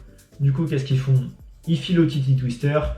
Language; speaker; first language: French; native; French